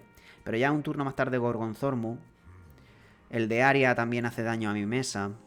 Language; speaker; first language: Spanish; native; Spanish